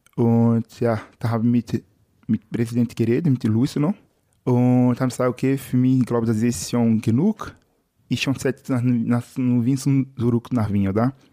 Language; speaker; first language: German; non-native, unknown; Portuguese